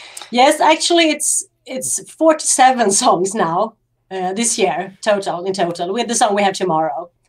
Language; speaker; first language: English; non-native, fluent; Swedish